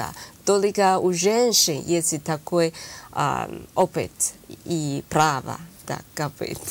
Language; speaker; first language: Russian; non-native, learner; Chinese